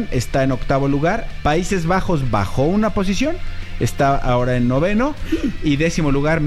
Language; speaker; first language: Spanish; native; Spanish